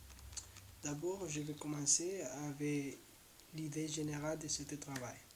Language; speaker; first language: French; non-native, learner; Spanish